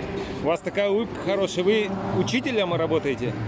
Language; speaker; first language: Russian; native; Russian